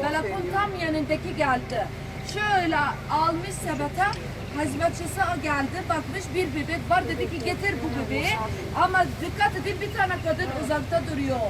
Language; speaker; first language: Turkish; non-native, learner; Arabic